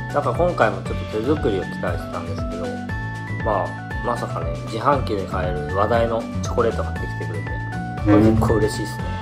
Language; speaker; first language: Japanese; native; Japanese